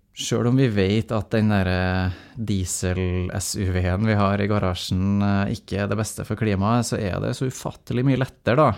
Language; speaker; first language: Norwegian; native; Norwegian